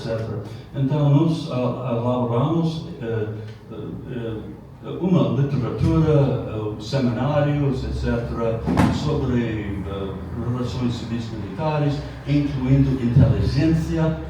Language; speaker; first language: Portuguese; non-native, fluent; English